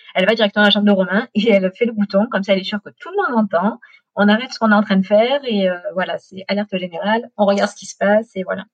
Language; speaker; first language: French; native; French